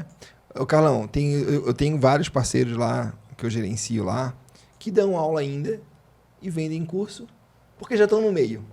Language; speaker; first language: Portuguese; native; Portuguese